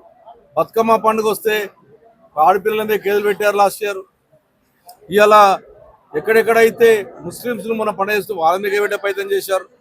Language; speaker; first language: Telugu; native; Telugu